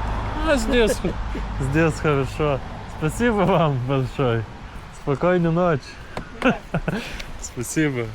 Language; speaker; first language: Russian; non-native, learner; Lithuanian